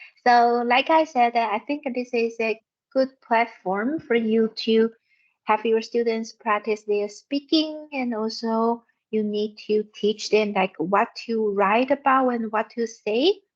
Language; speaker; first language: English; non-native, fluent; Chinese